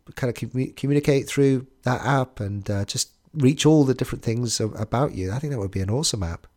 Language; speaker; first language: English; native; English